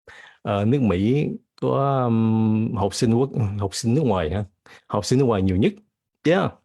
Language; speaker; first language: Vietnamese; early bilingual, heritage; Vietnamese